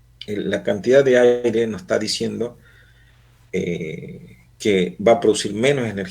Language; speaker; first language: Spanish; native; Spanish